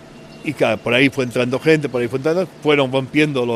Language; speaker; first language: Spanish; native; Spanish